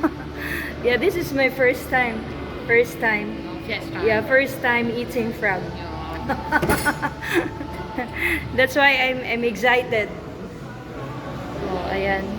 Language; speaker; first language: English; non-native, learner; Filipino